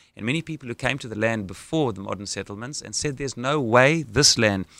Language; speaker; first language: English; native; English